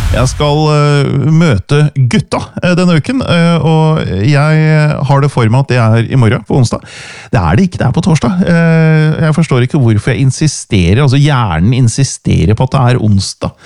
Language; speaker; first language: Norwegian; native; Norwegian